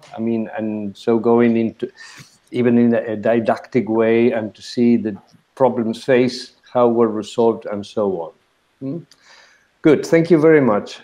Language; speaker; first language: English; non-native, fluent; Spanish